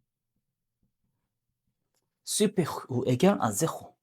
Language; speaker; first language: French; non-native, learner; Korean